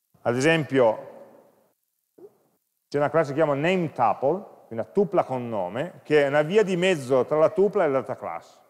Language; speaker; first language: Italian; native; Italian